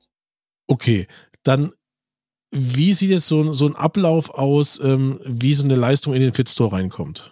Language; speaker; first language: German; native; German